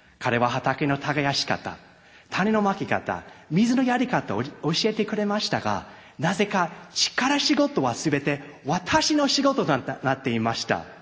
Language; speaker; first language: Japanese; non-native, fluent; English